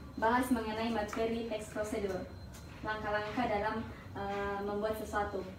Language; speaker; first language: English; non-native, learner; Indonesian